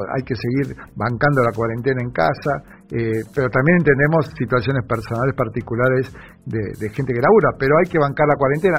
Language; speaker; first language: Spanish; native; Spanish